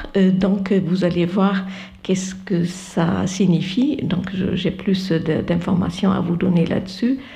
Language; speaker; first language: French; non-native, fluent; German